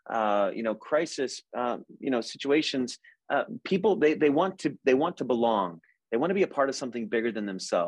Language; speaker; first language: English; native; English